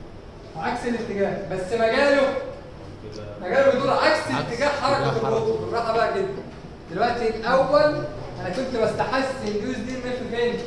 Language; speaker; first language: Arabic; native; Arabic